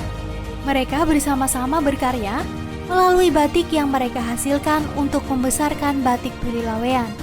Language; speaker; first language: Indonesian; native; Indonesian